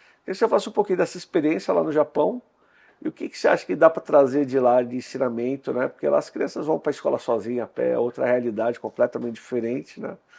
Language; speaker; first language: Portuguese; native; Portuguese